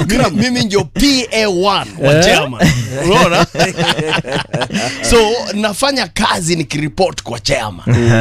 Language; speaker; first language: Swahili; native; Swahili